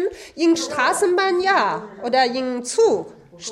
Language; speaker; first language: German; non-native, fluent; Chinese